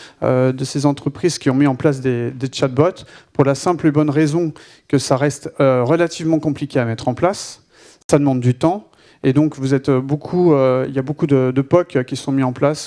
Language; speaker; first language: French; native; French